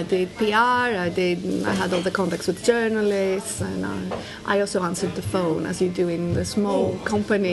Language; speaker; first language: English; non-native, fluent; Greek